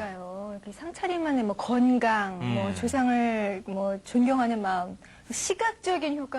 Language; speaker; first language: Korean; native; Korean